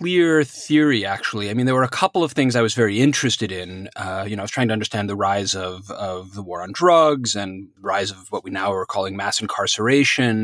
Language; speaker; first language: English; native; English